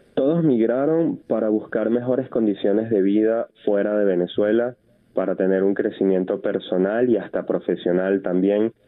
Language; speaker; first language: Spanish; native; Spanish